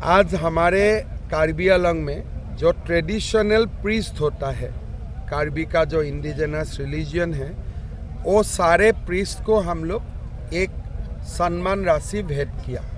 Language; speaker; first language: Hindi; non-native, local second language; Assamese